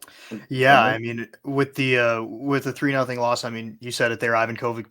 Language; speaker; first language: English; native; English